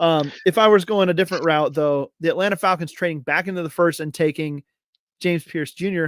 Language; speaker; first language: English; native; English